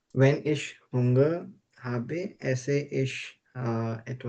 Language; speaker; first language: German; non-native, learner; Urdu